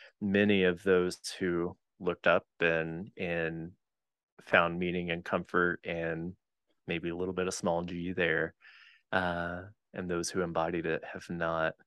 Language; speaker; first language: English; native; English